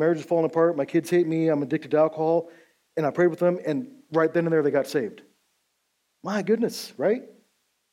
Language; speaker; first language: English; native; English